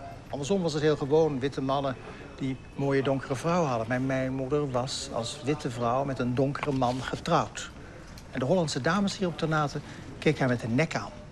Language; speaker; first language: Dutch; native; Dutch